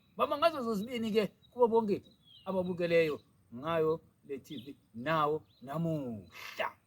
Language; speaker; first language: Zulu; non-native, local second language; Xhosa